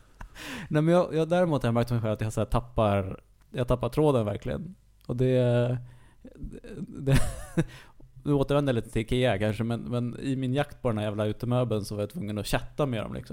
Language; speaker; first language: Swedish; native; Swedish